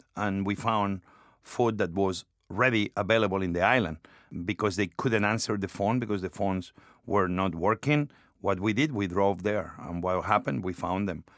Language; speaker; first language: English; non-native, fluent; Spanish